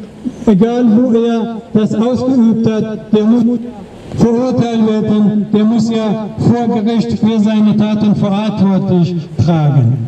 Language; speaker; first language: German; non-native, learner; Persian